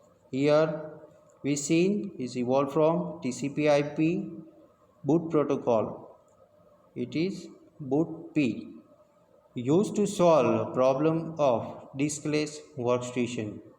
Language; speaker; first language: English; non-native, local second language; Gujarati